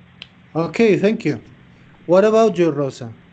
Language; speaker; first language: English; non-native, fluent; Spanish